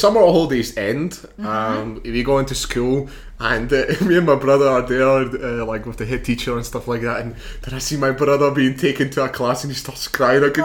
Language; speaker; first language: English; early bilingual, other home language; Slovak